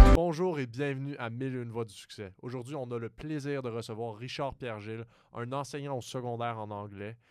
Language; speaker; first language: French; native; French